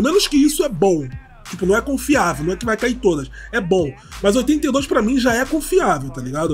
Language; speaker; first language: Portuguese; native; Portuguese